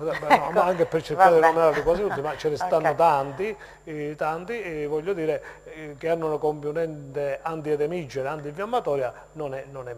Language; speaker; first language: Italian; native; Italian